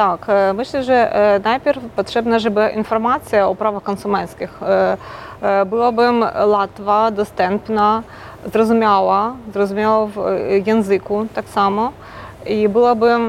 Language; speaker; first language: Polish; non-native, local second language; Ukrainian